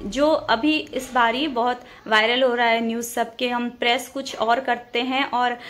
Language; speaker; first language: Hindi; native; Hindi